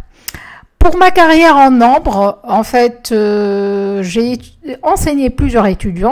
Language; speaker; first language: French; non-native, local second language; Arabic